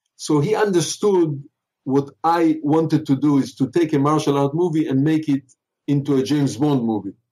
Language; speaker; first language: English; non-native, fluent; Hebrew